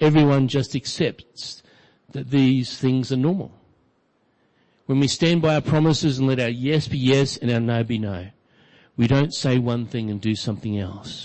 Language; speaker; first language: English; native; English